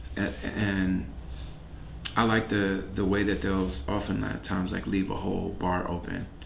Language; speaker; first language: English; native; English